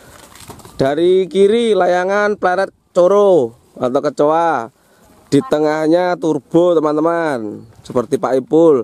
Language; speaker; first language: Indonesian; non-native, local second language; Javanese